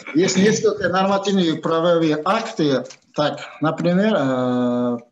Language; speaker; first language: Russian; non-native, local second language; Uzbek